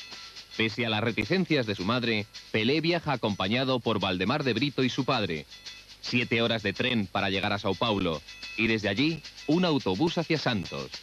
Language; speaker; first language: Spanish; native; Spanish